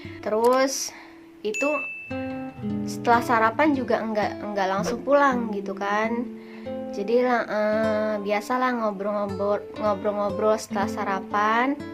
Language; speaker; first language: Indonesian; native; Indonesian